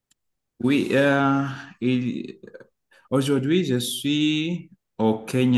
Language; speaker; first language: French; non-native, learner; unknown